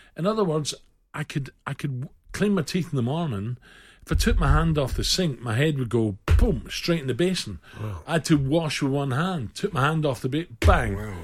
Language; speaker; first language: English; native; English